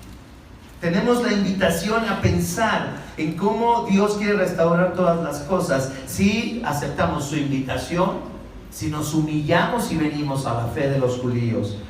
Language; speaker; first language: Spanish; native; Spanish